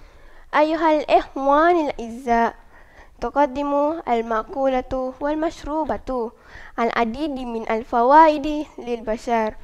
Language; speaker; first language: Arabic; non-native, learner; Malay